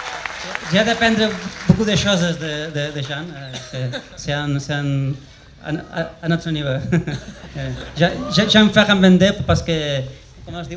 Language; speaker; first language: French; non-native, learner; Spanish